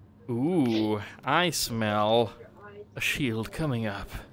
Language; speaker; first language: English; non-native, fluent; German